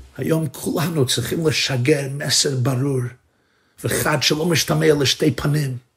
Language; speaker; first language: Hebrew; non-native, fluent; English